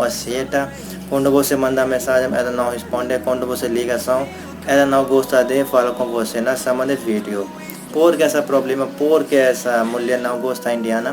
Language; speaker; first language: Portuguese; non-native, learner; Hindi